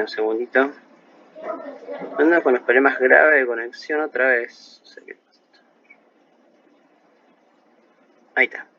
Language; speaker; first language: Spanish; native; Spanish